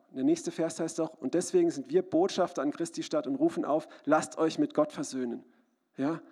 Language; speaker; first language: German; native; German